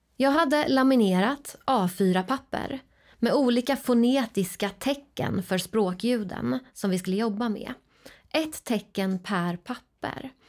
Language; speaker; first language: Swedish; native; Swedish